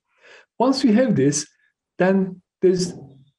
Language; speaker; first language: English; non-native, fluent; Turkish